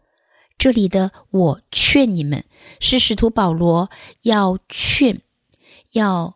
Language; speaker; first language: Chinese; native; Chinese